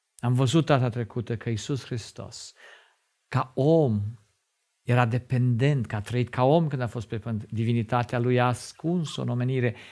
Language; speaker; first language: Romanian; non-native, fluent; German